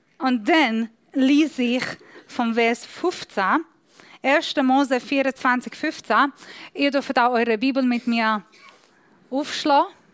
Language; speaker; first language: German; non-native, fluent; Persian